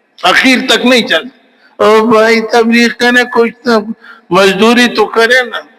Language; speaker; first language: Urdu; non-native, local second language; Pashto